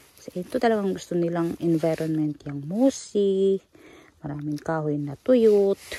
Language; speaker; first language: Filipino; non-native, local second language; Cebuano